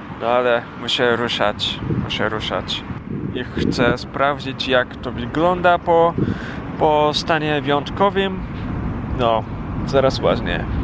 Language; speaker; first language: Polish; non-native, fluent; Japanese